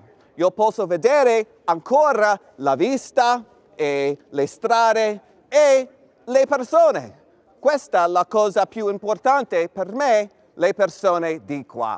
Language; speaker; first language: Italian; non-native, learner; English